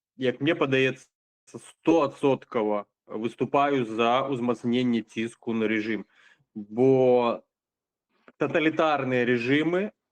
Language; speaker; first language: Belarusian; non-native, local second language; Russian